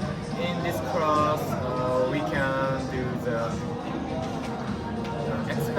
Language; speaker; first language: English; non-native, learner; Japanese